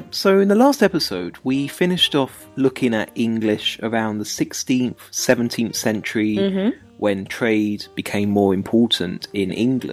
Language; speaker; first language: English; native; English